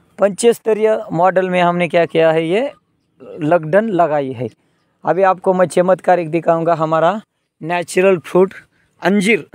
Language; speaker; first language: Hindi; non-native, local second language; Marathi